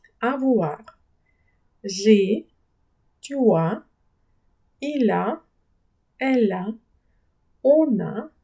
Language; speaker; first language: French; non-native, fluent; Ukrainian